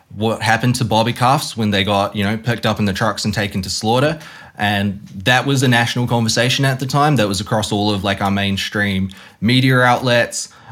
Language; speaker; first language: English; native; English